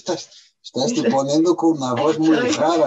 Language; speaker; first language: Spanish; non-native, fluent; Portuguese